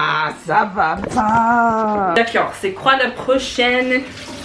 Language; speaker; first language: French; non-native, learner; English